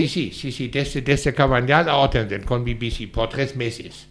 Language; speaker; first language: Spanish; non-native, fluent; German